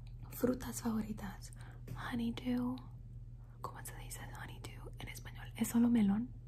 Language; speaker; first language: Spanish; early bilingual, heritage; Spanish